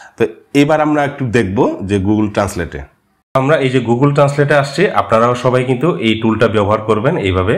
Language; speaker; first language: Bangla; non-native, local second language; Marma